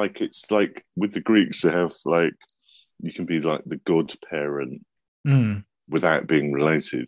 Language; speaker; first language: English; native; English